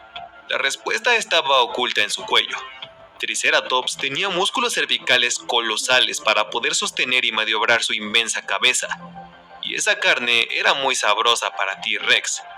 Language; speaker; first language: Spanish; native; Spanish